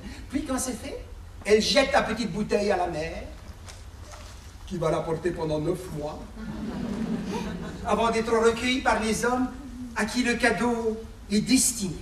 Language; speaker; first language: French; native; French